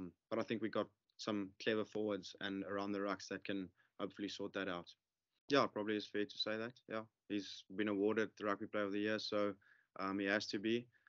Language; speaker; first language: English; non-native, local second language; Afrikaans